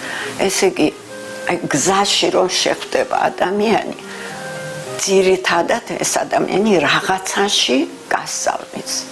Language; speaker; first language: Georgian; early bilingual, heritage; Georgian